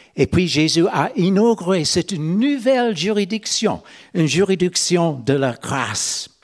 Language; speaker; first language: French; non-native, fluent; English